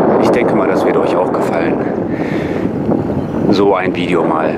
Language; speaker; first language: German; native; German